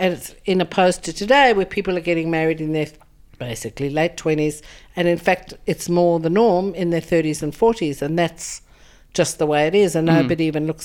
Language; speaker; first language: English; native; English